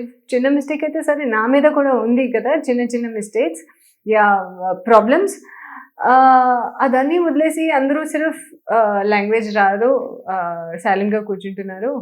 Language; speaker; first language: Telugu; non-native, learner; Hindi